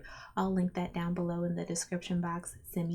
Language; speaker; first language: English; native; English